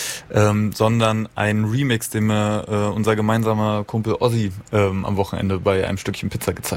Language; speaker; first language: German; native; German